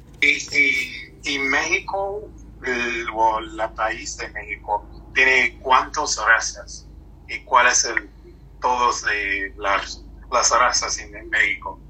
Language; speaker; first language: Spanish; non-native, learner; English